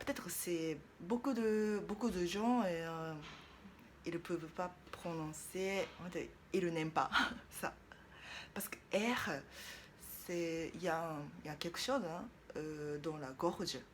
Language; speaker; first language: French; non-native, learner; Japanese